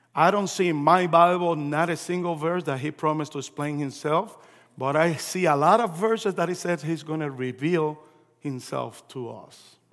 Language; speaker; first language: English; early bilingual, other home language; Spanish